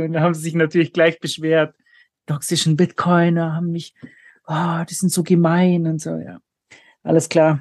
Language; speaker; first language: German; native; German